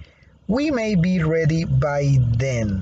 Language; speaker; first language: English; non-native, fluent; Spanish